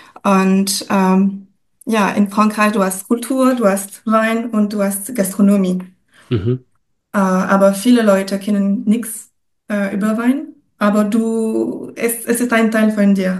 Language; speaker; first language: German; non-native, fluent; French